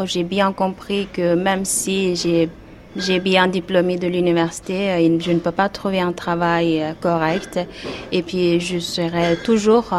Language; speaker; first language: French; non-native, fluent; Uyghur